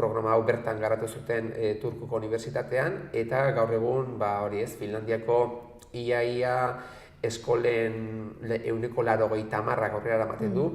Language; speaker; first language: Basque; native; Basque